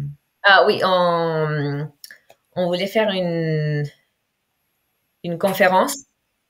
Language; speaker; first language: French; non-native, fluent; Spanish